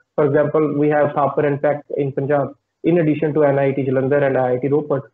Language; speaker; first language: English; non-native, local second language; Punjabi